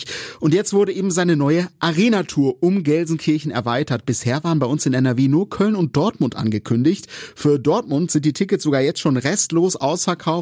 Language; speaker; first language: German; native; German